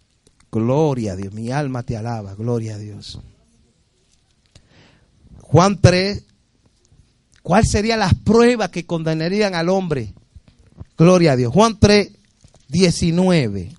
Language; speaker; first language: Spanish; native; Spanish